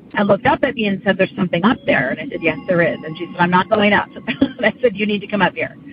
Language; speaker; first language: English; native; English